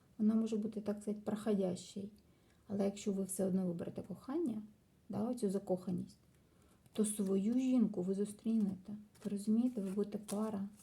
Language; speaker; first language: Ukrainian; non-native, local second language; Russian